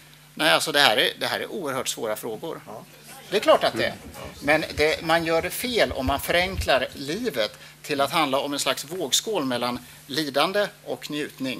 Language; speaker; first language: Swedish; native; Swedish